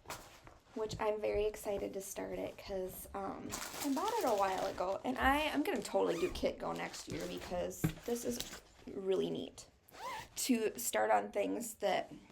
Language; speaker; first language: English; native; English